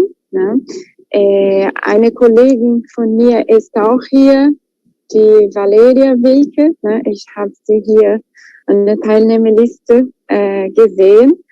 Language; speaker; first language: German; non-native, fluent; Portuguese